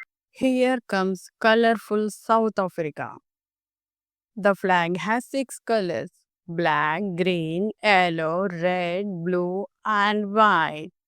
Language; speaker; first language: English; non-native, local second language; Telugu